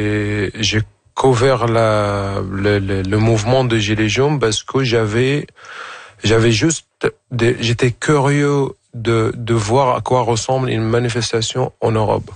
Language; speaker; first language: French; non-native, fluent; Arabic